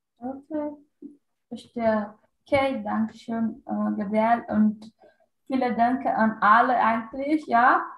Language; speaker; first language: German; non-native, learner; Portuguese